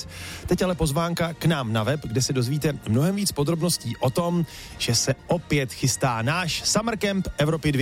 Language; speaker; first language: Czech; native; Czech